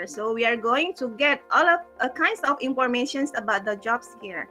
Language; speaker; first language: English; non-native, fluent; Indonesian